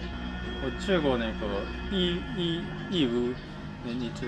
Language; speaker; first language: Chinese; non-native, fluent; Japanese